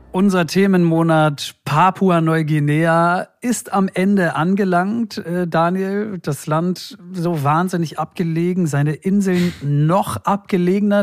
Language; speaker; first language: German; native; German